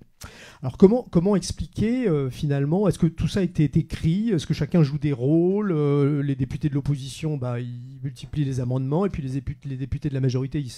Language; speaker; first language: French; native; French